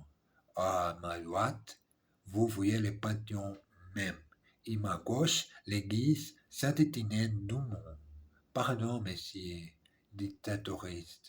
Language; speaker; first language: French; non-native, learner; English